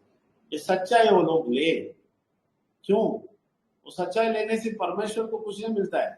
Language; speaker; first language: Hindi; non-native, local second language; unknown